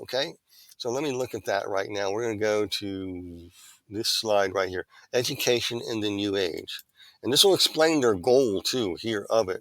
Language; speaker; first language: English; native; English